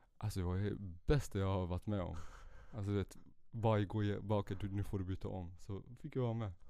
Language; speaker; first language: Swedish; early bilingual, other home language; Central Kurdish